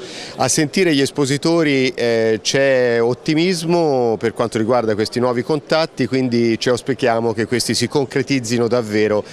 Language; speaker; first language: Italian; native; Italian